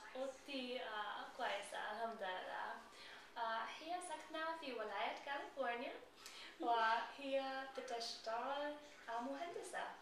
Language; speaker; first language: Arabic; non-native, learner; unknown